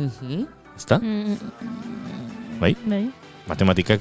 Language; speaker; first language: Basque; native; Basque